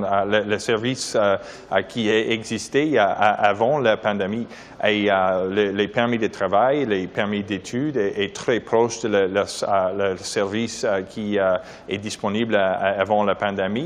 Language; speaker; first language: French; non-native, learner; English